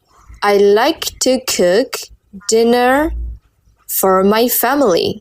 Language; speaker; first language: English; non-native, learner; Burmese